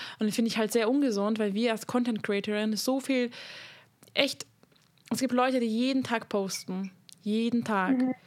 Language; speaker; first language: German; non-native, fluent; Hungarian